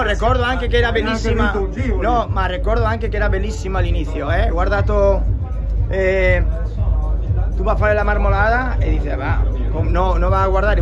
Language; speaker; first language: Italian; non-native, learner; Spanish